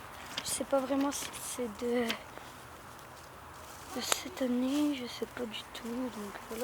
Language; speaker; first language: French; native; French